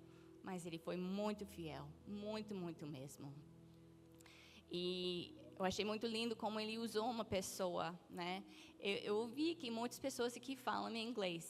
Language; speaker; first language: Portuguese; non-native, fluent; English